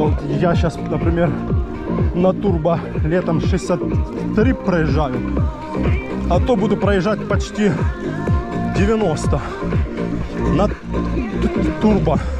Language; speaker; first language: Russian; native; Russian